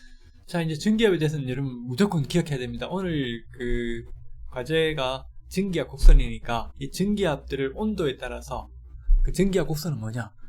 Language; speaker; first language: Korean; native; Korean